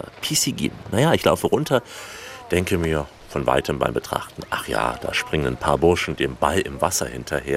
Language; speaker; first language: German; native; German